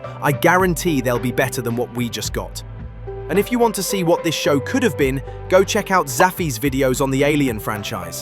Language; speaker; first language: English; native; English